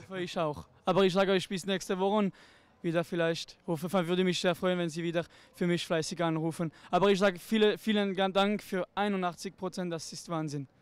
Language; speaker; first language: German; non-native, local second language; French